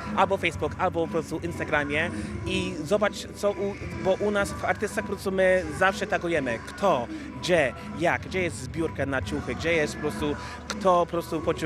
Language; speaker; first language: Polish; non-native, fluent; English